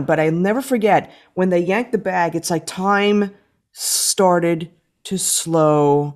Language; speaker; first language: English; native; English